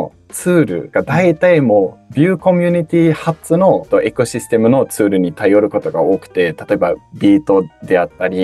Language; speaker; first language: Japanese; native; Japanese